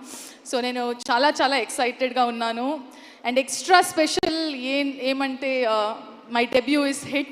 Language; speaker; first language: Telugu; non-native, learner; Kannada